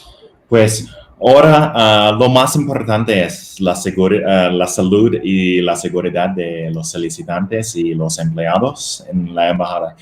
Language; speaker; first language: Spanish; non-native, fluent; English